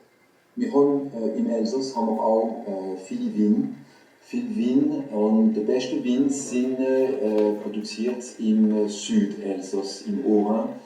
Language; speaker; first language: German; non-native, fluent; French